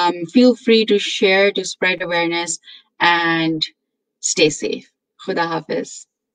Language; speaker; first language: English; non-native, local second language; Urdu